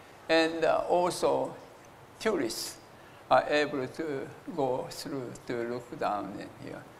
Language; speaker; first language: English; non-native, fluent; Japanese